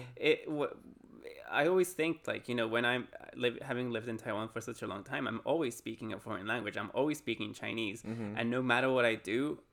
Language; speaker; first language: English; early bilingual, other home language; Spanish